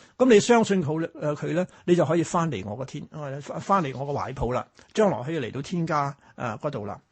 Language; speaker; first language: Cantonese; early bilingual, other home language; Chinese